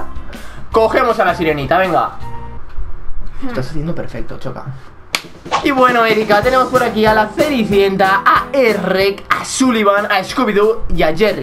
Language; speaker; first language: Spanish; native; Spanish